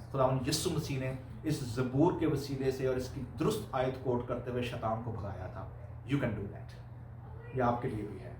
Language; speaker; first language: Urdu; non-native, local second language; Punjabi